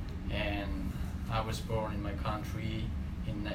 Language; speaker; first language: English; non-native, learner; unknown